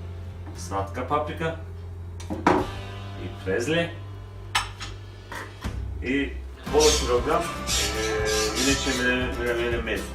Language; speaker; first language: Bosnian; non-native, learner; Turkish